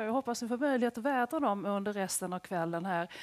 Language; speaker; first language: Swedish; native; Swedish